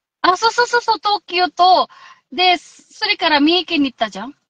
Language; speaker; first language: Japanese; non-native, local second language; Filipino